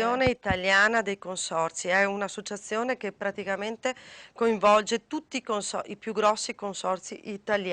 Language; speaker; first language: Italian; native; Italian